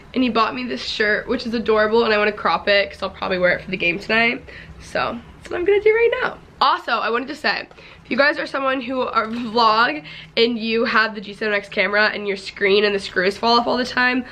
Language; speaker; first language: English; native; English